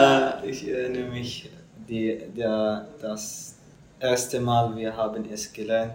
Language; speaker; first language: German; non-native, learner; Arabic